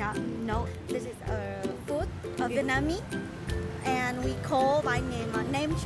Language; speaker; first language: English; non-native, learner; Vietnamese